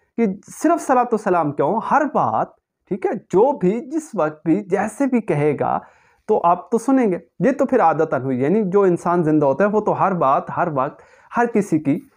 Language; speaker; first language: Urdu; native; Urdu